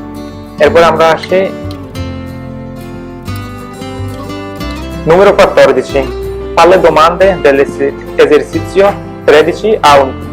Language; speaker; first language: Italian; non-native, fluent; Bangla